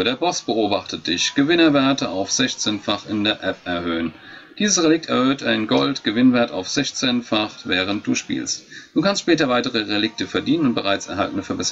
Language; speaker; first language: German; native; German